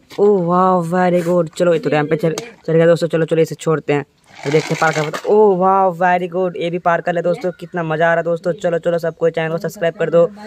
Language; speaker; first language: Hindi; native; Hindi